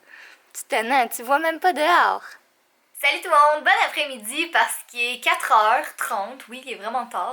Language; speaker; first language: French; native; French